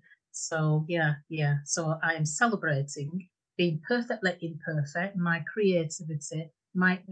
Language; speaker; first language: English; native; English